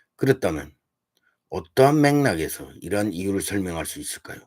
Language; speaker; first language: Korean; early bilingual, heritage; Korean